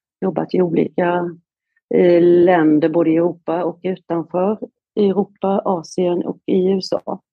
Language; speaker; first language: Swedish; native; Swedish